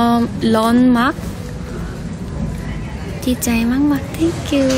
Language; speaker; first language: English; non-native, learner; Korean